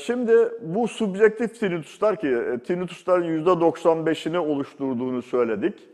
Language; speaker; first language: Turkish; native; Turkish